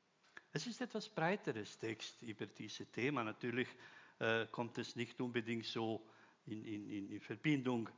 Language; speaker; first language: German; non-native, fluent; Croatian